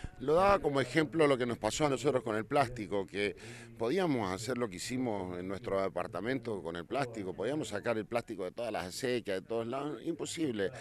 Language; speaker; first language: Spanish; native; Spanish